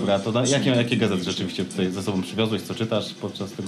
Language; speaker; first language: Polish; native; Polish